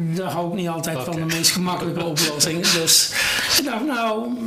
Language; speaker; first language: Dutch; native; Dutch